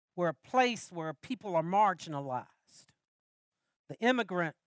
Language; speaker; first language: English; native; English